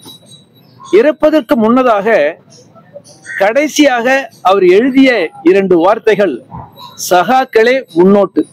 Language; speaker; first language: Tamil; native; Tamil